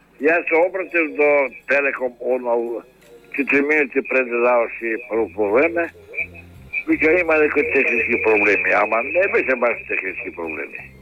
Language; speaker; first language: Macedonian; non-native, local second language; Albanian